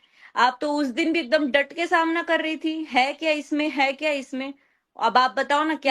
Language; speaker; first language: Hindi; native; Hindi